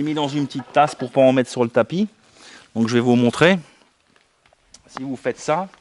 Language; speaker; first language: French; native; French